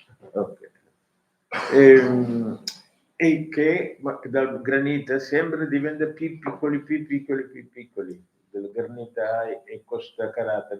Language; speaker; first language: Italian; non-native, learner; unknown